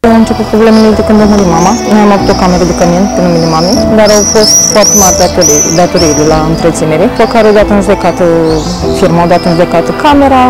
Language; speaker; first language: Romanian; native; Romanian